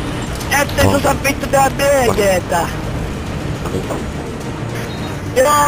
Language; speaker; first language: Finnish; native; Finnish